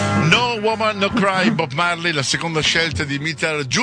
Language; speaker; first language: Italian; native; Italian